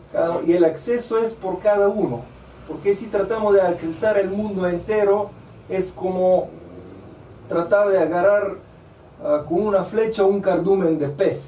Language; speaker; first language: Spanish; non-native, fluent; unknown